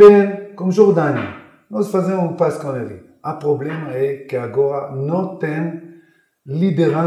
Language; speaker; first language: Portuguese; non-native, learner; Hebrew